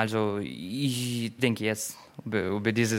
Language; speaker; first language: German; non-native, learner; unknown